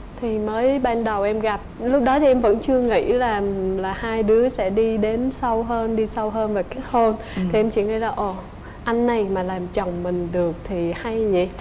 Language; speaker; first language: Vietnamese; native; Vietnamese